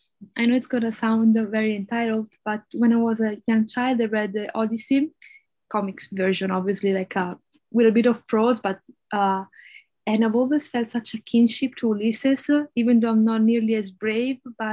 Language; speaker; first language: English; non-native, fluent; Italian